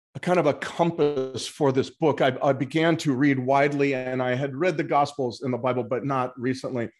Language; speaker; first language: English; native; English